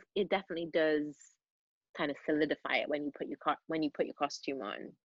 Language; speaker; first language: English; native; English